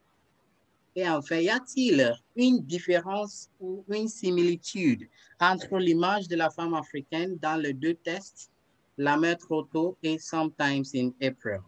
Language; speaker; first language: French; non-native, fluent; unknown